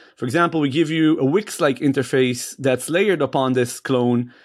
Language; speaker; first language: English; non-native, fluent; Hebrew